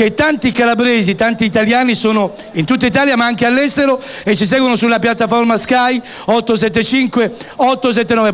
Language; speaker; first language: Italian; native; Italian